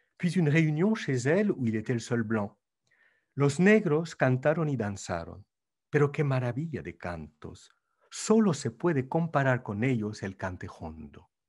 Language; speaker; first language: French; native; French